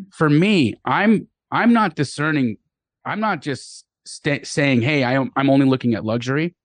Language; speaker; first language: English; native; English